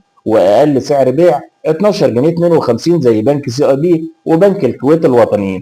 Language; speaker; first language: Arabic; native; Arabic